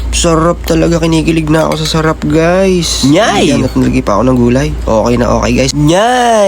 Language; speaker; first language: Filipino; native; Filipino